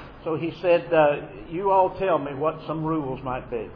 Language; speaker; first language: English; native; English